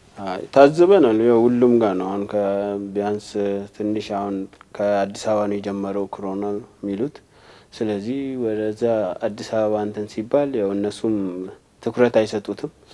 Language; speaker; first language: Amharic; non-native, local second language; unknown